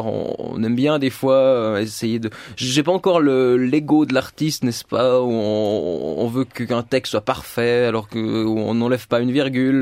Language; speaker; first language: French; native; French